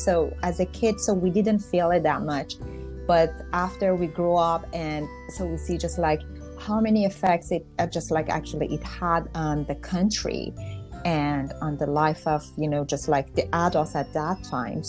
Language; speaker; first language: English; non-native, fluent; Persian